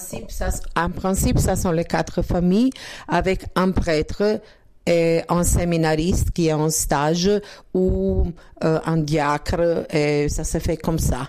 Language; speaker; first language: French; non-native, learner; Croatian